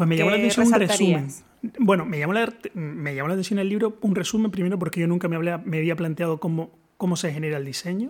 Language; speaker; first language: Spanish; native; Spanish